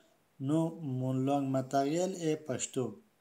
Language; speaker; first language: French; non-native, learner; Pashto